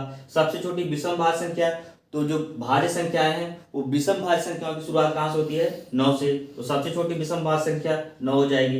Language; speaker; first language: Hindi; native; Hindi